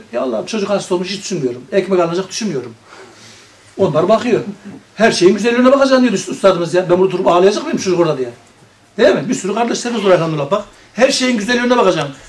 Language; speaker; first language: Turkish; native; Turkish